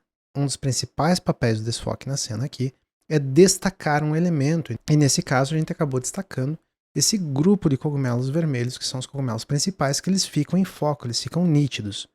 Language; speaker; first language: Portuguese; native; Portuguese